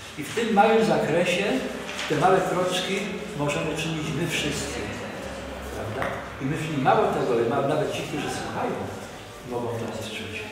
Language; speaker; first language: Polish; native; Polish